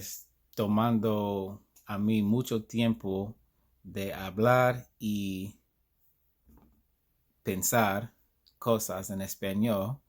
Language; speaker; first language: Spanish; non-native, learner; English